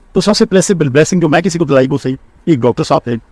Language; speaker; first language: Hindi; non-native, local second language; Punjabi